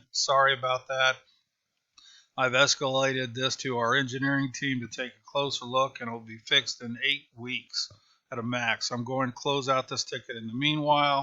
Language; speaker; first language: English; native; English